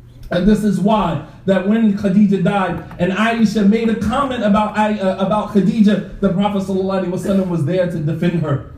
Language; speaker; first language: English; native; English